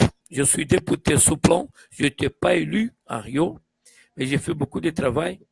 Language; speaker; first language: French; non-native, fluent; Portuguese